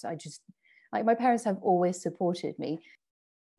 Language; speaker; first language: English; non-native, fluent; French